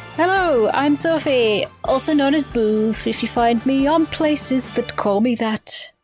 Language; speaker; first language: English; native; English